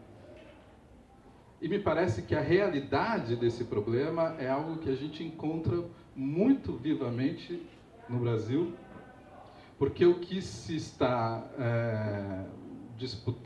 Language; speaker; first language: Portuguese; native; Portuguese